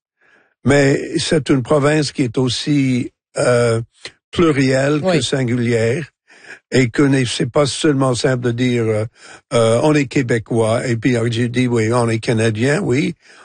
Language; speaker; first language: French; non-native, local second language; English